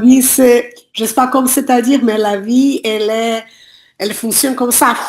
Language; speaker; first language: French; non-native, learner; Portuguese